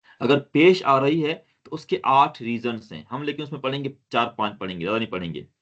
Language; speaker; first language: Urdu; non-native, local second language; Sindhi